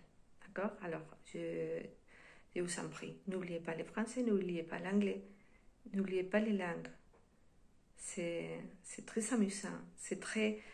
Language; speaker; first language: French; non-native, fluent; Spanish